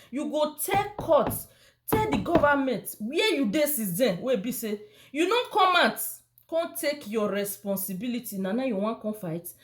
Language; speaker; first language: Nigerian Pidgin; non-native, local second language; Bini